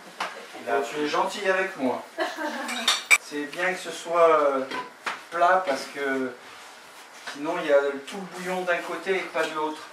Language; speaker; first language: French; native; French